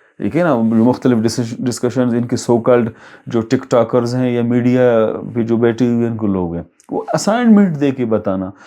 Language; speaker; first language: Urdu; non-native, local second language; Baluchi